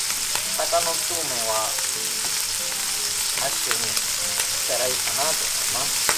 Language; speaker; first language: Japanese; non-native, fluent; Italian